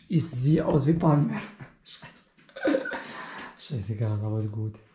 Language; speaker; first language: German; non-native, fluent; Arabic